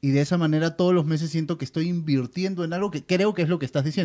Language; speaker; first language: Spanish; native; Spanish